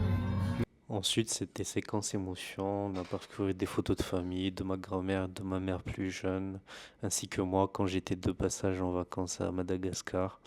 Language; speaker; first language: French; native; French